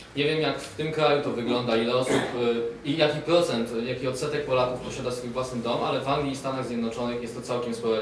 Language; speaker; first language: Polish; native; Polish